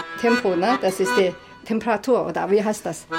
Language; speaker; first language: German; non-native, learner; Chinese